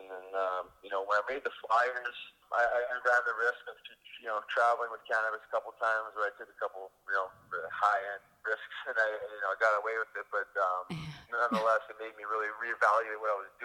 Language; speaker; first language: English; native; English